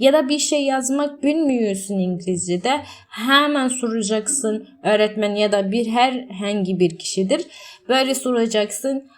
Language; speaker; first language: Turkish; non-native, learner; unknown